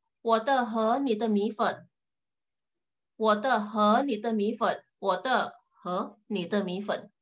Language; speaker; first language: Chinese; non-native, local second language; Malay